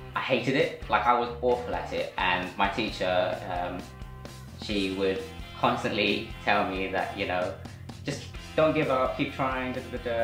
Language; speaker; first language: English; native; English